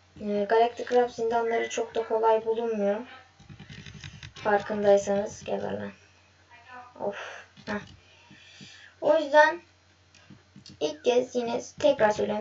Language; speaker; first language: Turkish; native; Turkish